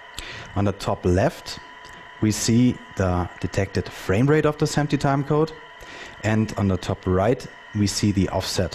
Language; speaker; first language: English; non-native, fluent; German